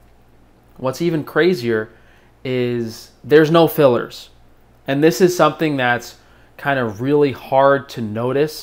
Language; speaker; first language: English; native; English